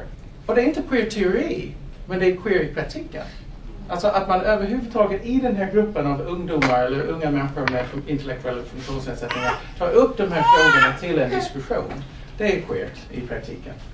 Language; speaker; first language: Swedish; non-native, fluent; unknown